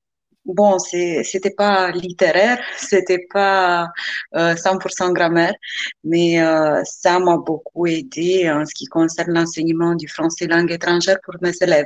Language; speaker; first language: French; non-native, fluent; Romanian